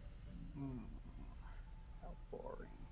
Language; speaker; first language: English; native; English